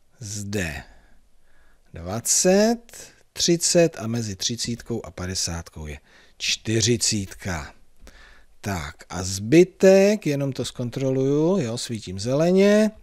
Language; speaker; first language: Czech; native; Czech